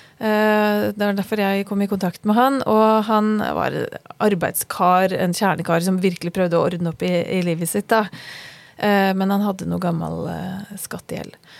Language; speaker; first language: Norwegian; native; Norwegian